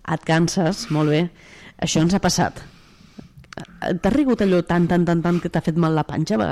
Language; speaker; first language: Catalan; native; Catalan